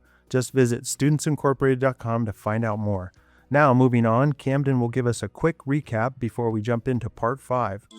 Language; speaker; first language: English; native; English